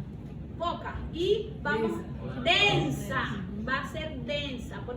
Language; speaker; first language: Spanish; native; Spanish